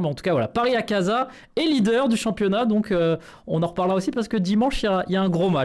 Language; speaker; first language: French; native; French